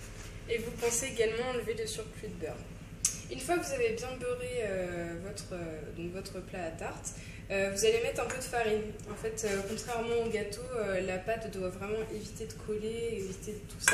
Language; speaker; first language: French; native; French